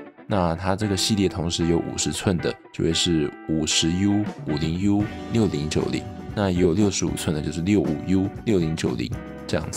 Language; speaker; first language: Chinese; native; Chinese